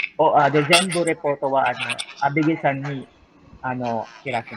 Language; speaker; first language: Japanese; non-native, learner; Filipino